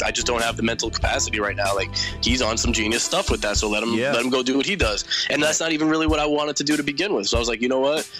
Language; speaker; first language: English; native; English